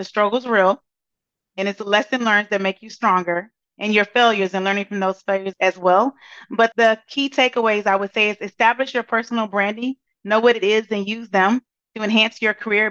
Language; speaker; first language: English; native; English